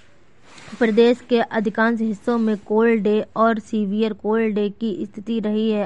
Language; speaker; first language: Hindi; native; Hindi